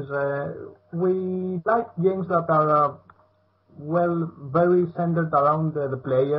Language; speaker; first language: English; non-native, fluent; Greek